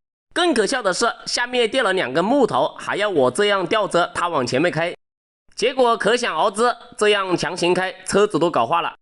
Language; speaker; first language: Chinese; native; Chinese